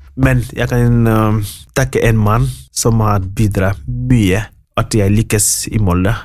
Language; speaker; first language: Norwegian; non-native, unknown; Wolof